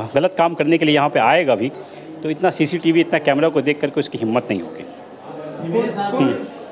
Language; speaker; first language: Hindi; non-native, local second language; Urdu